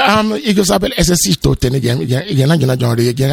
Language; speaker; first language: Hungarian; non-native, fluent; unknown